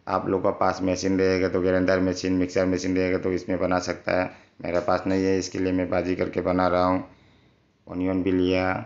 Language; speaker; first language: Hindi; non-native, local second language; Manipuri